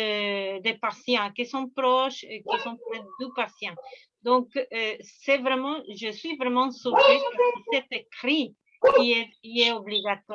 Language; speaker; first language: French; non-native, fluent; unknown